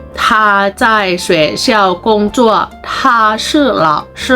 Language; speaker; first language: Chinese; non-native, fluent; Thai